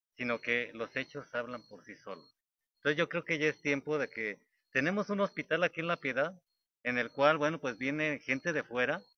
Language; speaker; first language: Spanish; native; Spanish